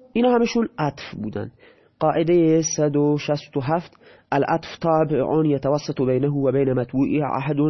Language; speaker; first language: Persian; non-native, local second language; Baluchi